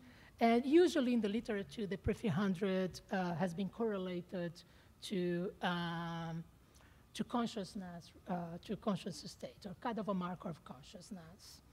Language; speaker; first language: English; non-native, fluent; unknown